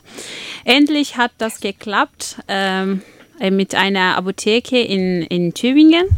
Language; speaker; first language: German; non-native, fluent; Arabic